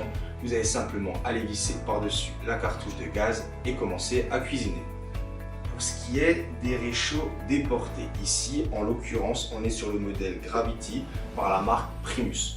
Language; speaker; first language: French; native; French